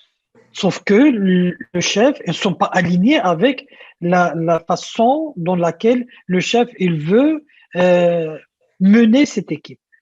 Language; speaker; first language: French; non-native, local second language; Arabic